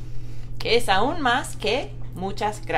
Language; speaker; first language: Spanish; non-native, fluent; English